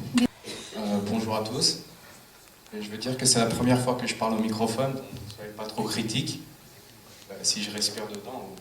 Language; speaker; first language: French; non-native, fluent; Romanian